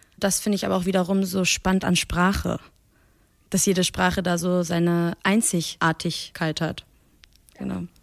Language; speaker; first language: German; early bilingual, other home language; Persian